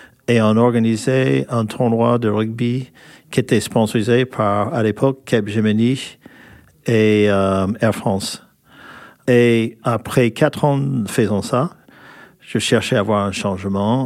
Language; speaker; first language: French; non-native, fluent; English